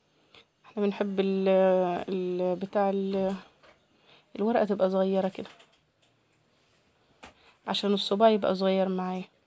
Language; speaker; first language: Arabic; native; Arabic